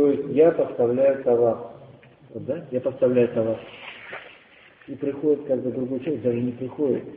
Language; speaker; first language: Russian; native; Russian